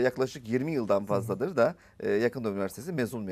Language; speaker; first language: Turkish; native; Turkish